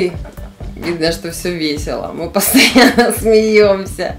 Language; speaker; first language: Russian; non-native, local second language; Ukrainian